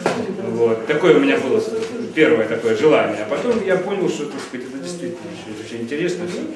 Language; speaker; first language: Russian; native; Russian